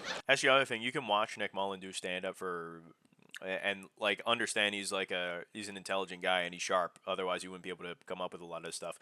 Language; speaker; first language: English; native; English